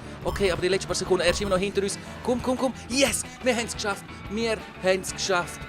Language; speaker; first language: German; native; German